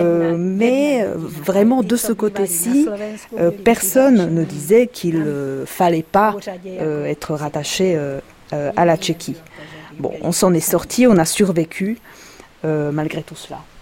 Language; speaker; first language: French; non-native, fluent; Czech